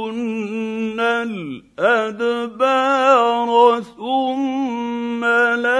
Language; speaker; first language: Arabic; native; Arabic